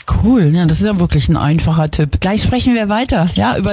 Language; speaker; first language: German; native; German